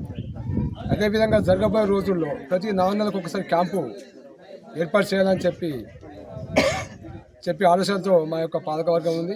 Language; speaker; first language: Telugu; native; Telugu